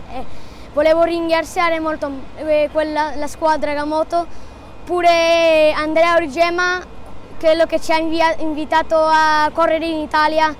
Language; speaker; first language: Italian; non-native, fluent; Spanish